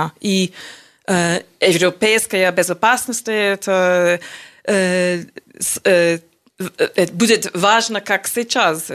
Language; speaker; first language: Russian; non-native, learner; English